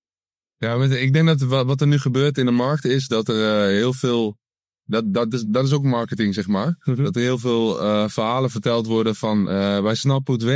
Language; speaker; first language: Dutch; native; Dutch